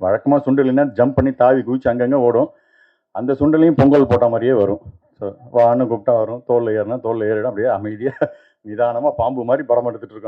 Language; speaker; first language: Tamil; native; Tamil